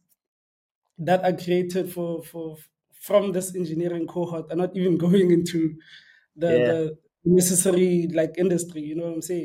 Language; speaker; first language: English; non-native, local second language; Xhosa